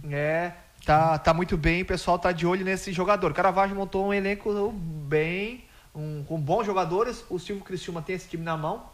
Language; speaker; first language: Portuguese; native; Portuguese